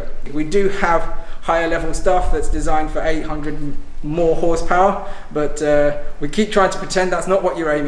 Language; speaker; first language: English; native; English